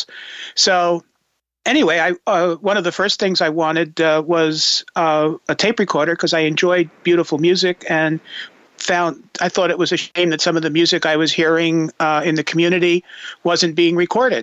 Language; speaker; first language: English; native; English